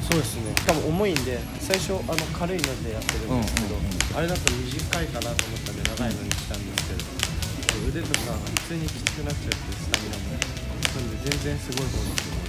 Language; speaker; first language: Japanese; native; Japanese